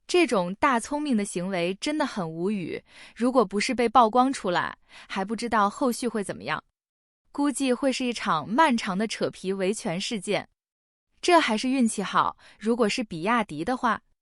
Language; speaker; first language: Chinese; native; Chinese